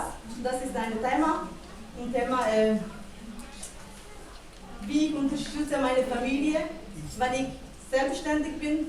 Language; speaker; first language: German; non-native, learner; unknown